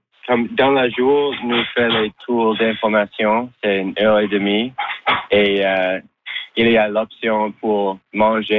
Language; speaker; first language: French; non-native, local second language; English